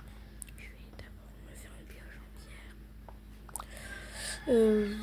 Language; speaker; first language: French; native; French